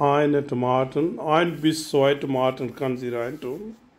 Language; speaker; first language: German; non-native, learner; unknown